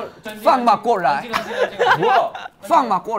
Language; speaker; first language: Chinese; non-native, learner; Korean